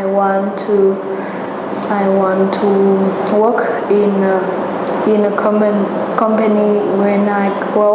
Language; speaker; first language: English; non-native, learner; Vietnamese